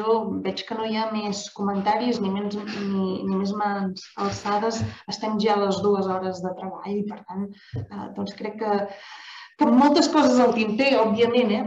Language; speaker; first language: Catalan; native; Catalan